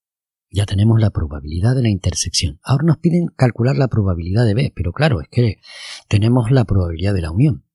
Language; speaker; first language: Spanish; native; Spanish